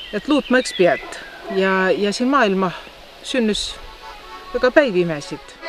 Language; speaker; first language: Estonian; native; Estonian